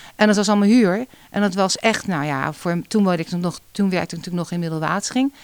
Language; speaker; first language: Dutch; native; Dutch